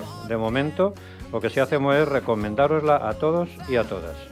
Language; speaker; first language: Spanish; native; Spanish